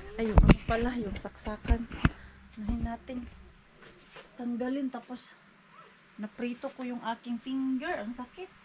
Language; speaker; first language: Filipino; non-native, local second language; Cebuano